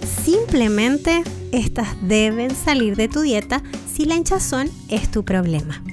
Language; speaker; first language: Spanish; native; Spanish